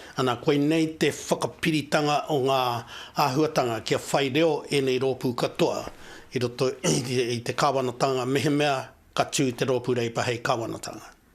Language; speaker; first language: Māori; native; Māori